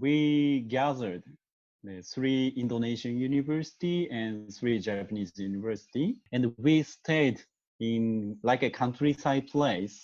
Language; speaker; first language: English; non-native, learner; Japanese